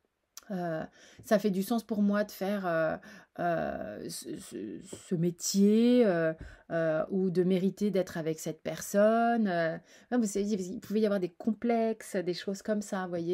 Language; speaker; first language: French; native; French